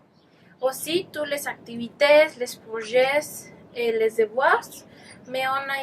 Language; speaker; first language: French; non-native, learner; Spanish